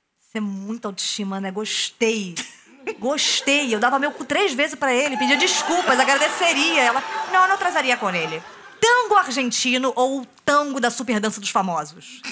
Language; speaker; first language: Portuguese; native; Portuguese